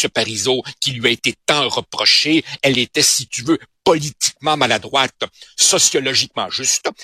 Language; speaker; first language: French; early bilingual, other home language; Spanish